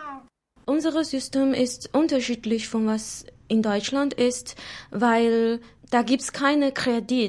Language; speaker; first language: German; non-native, learner; Chinese